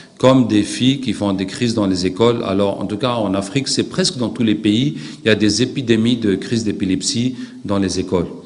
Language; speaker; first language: French; non-native, local second language; Arabic